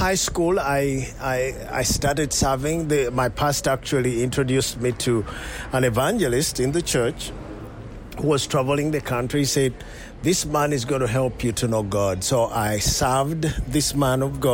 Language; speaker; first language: English; non-native, local second language; Ganda